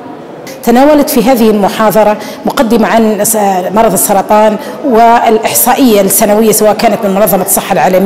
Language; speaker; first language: Arabic; native; Arabic